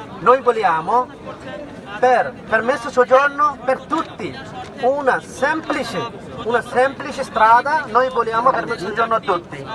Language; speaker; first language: Italian; non-native, learner; Bangla